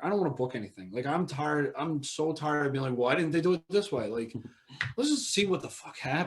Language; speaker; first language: English; native; English